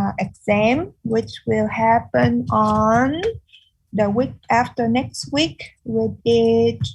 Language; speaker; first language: English; non-native, fluent; Vietnamese